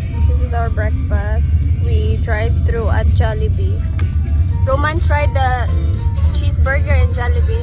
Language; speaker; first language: English; non-native, local second language; Cebuano